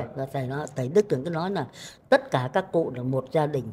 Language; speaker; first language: Vietnamese; native; Vietnamese